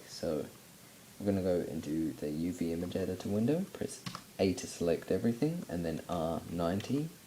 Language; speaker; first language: English; native; English